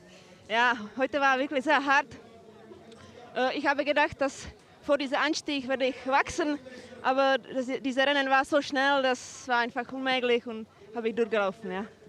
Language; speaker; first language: German; non-native, learner; Czech